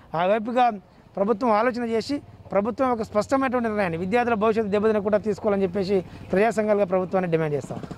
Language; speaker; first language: Telugu; native; Telugu